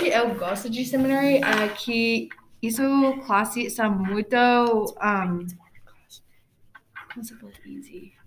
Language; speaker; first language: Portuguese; non-native, learner; English